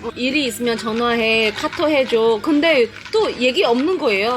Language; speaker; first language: Korean; non-native, fluent; Chinese